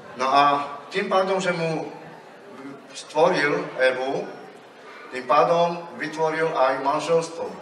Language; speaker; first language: Slovak; non-native, local second language; Romany